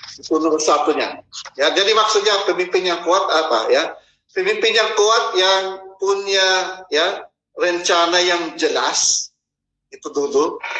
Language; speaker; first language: Indonesian; non-native, fluent; Filipino